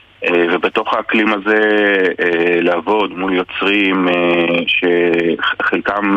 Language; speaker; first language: Hebrew; native; Hebrew